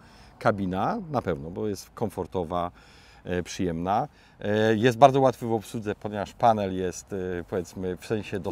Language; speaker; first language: Polish; native; Polish